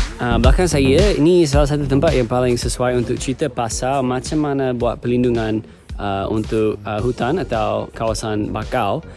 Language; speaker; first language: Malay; non-native, fluent; English